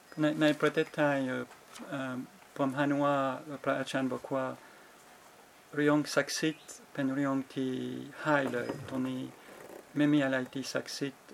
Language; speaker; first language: Thai; non-native, fluent; French